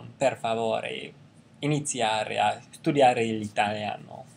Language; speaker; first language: Italian; non-native, learner; English